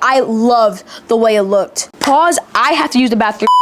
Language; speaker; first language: English; native; English